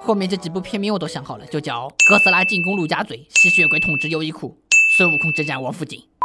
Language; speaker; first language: Chinese; native; Chinese